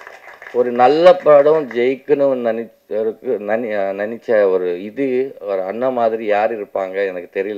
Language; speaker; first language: Tamil; non-native, local second language; Telugu